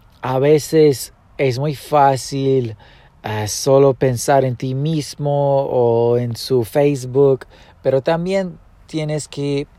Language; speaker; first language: Spanish; early bilingual, heritage; Spanish